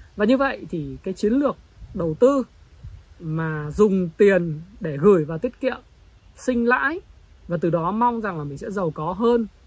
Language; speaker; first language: Vietnamese; native; Vietnamese